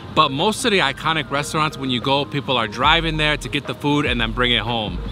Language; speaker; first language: English; native; English